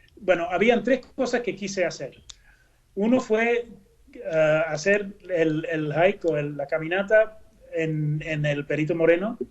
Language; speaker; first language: Spanish; non-native, fluent; Dutch